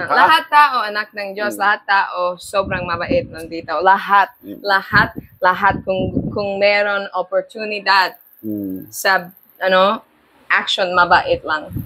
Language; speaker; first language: Filipino; non-native, learner; English